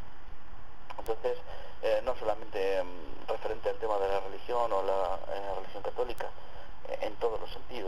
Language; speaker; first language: Spanish; native; Spanish